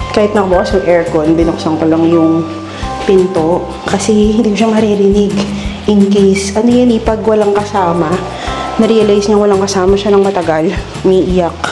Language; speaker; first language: Filipino; native; Filipino